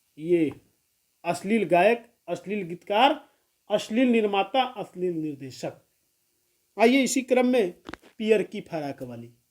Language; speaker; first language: Hindi; non-native, local second language; Bhojpuri